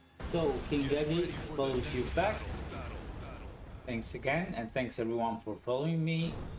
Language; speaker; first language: English; non-native, fluent; Italian